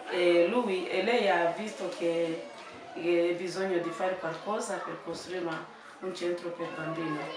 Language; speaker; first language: Italian; non-native, learner; French